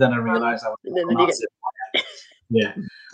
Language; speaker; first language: English; native; English